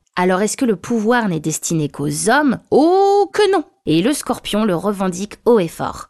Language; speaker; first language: French; native; French